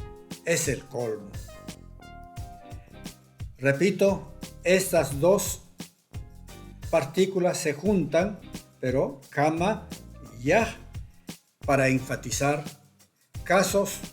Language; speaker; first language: Spanish; non-native, local second language; Quechua